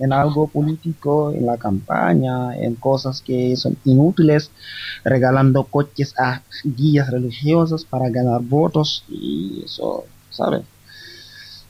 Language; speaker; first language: Spanish; non-native, fluent; Wolof